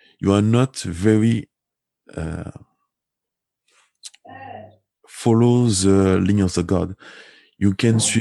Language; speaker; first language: English; non-native, learner; French